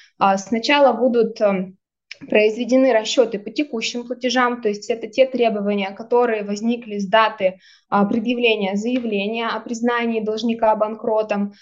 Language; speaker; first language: Russian; native; Russian